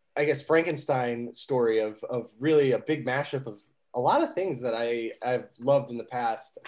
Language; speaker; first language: English; native; English